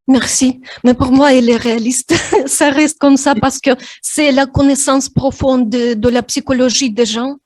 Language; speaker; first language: French; non-native, fluent; Russian